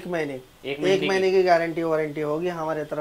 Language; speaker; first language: Hindi; native; Hindi